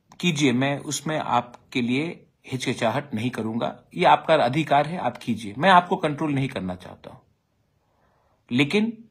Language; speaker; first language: Hindi; non-native, local second language; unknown